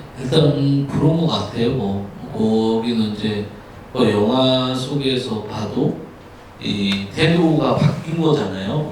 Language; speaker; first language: Korean; non-native, fluent; Bangla